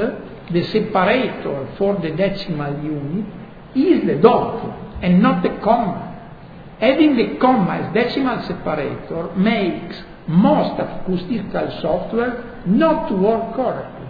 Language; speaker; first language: English; non-native, fluent; Italian